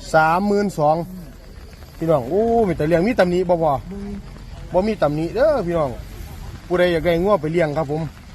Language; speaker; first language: Thai; native; Thai